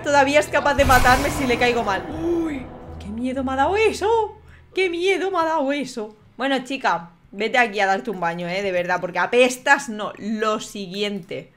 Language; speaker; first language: Spanish; native; Spanish